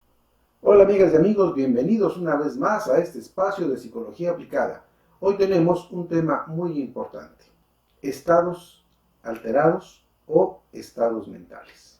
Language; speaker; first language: Spanish; native; Spanish